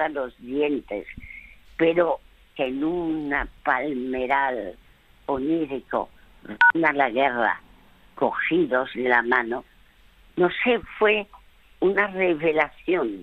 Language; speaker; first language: Spanish; early bilingual, other home language; French